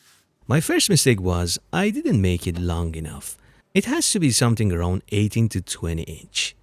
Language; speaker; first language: English; non-native, fluent; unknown